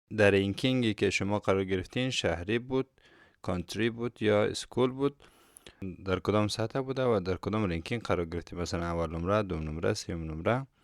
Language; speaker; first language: Persian; non-native, local second language; Turkmen